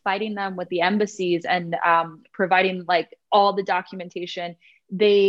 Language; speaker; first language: English; native; English